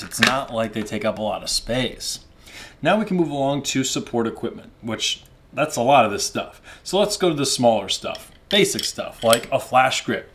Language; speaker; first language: English; native; English